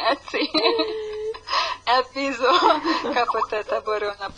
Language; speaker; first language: Greek; non-native, learner; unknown